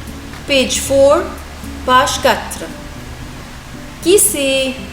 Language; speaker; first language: French; non-native, fluent; Arabic